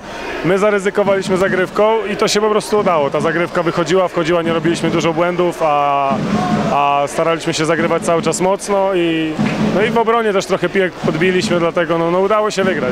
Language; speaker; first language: Polish; native; Polish